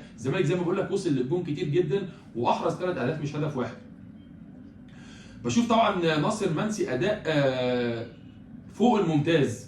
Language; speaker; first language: Arabic; native; Arabic